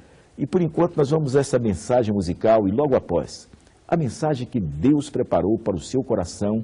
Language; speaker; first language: Portuguese; native; Portuguese